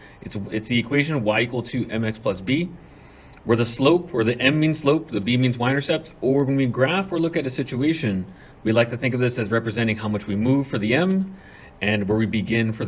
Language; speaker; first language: English; native; English